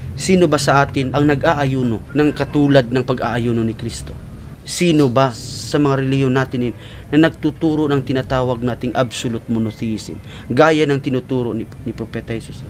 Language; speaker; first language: Filipino; non-native, local second language; Cebuano